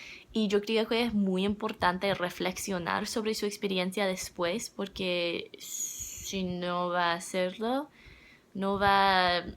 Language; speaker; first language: Spanish; non-native, learner; English